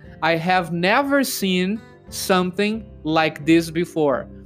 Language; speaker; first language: English; non-native, fluent; Portuguese